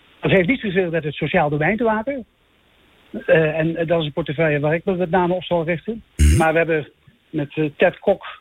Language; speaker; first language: Dutch; native; Dutch